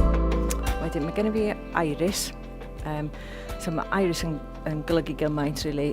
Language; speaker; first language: Welsh; non-native, local second language; English